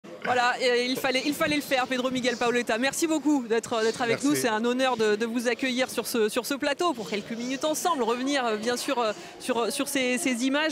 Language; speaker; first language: French; native; French